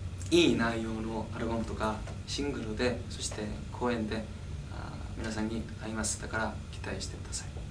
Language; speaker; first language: Japanese; non-native, learner; Korean